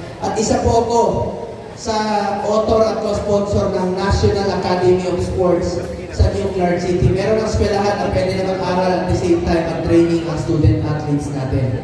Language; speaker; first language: Filipino; non-native, local second language; Cebuano